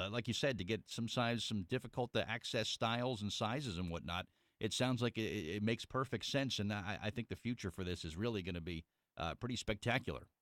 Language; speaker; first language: English; native; English